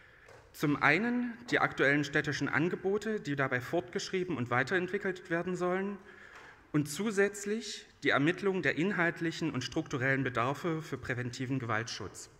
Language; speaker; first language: German; native; German